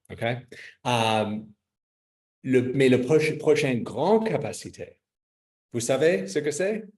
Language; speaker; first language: French; non-native, fluent; English